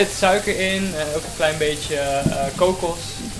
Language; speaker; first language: Dutch; native; Dutch